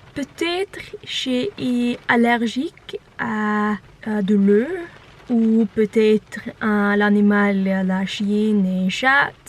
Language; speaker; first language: French; non-native, learner; Norwegian